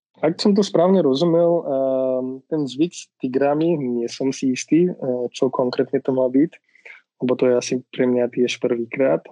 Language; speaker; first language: Slovak; non-native, fluent; Marathi